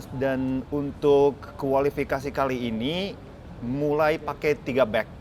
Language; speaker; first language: Indonesian; non-native, fluent; Japanese